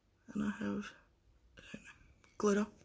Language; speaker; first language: English; native; English